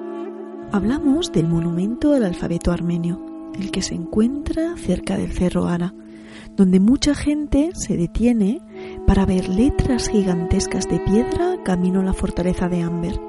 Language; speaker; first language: Spanish; native; Spanish